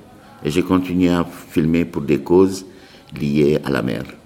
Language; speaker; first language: French; non-native, local second language; Arabic